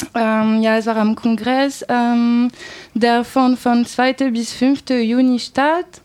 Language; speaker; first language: German; non-native, learner; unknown